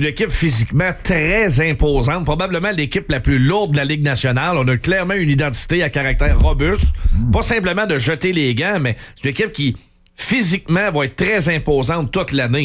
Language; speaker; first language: French; native; French